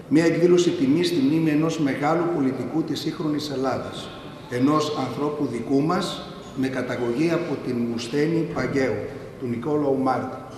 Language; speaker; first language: Greek; native; Greek